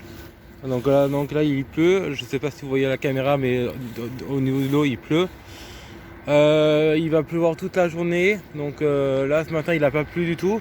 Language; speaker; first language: French; native; French